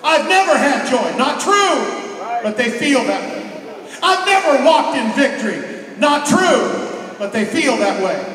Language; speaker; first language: English; native; English